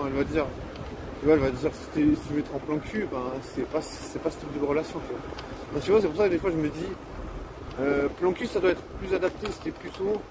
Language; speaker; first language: French; native; French